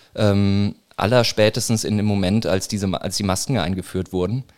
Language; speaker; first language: German; native; German